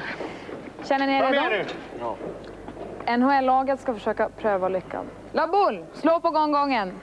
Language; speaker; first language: Swedish; native; Swedish